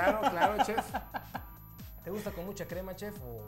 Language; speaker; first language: Spanish; native; Spanish